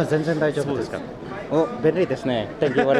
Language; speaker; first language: Japanese; non-native, learner; English